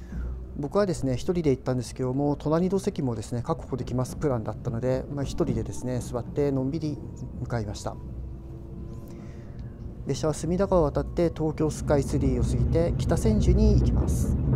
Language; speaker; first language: Japanese; native; Japanese